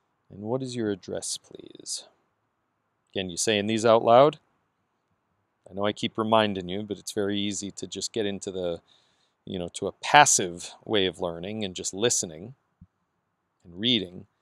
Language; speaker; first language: English; native; English